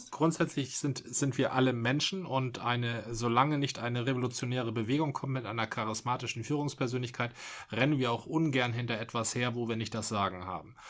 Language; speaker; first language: German; native; German